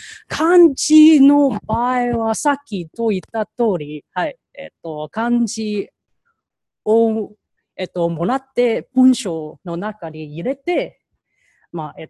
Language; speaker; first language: Japanese; non-native, learner; Chinese